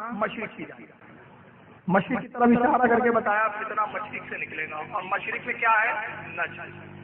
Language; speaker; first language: Urdu; native; Urdu